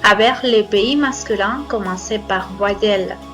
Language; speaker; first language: French; non-native, fluent; Spanish